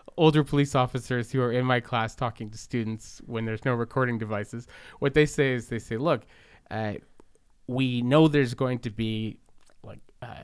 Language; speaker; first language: English; native; English